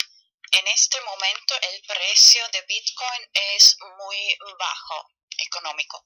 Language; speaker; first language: Spanish; non-native, fluent; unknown